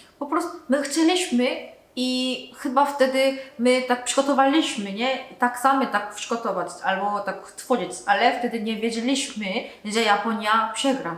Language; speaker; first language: Polish; non-native, learner; Korean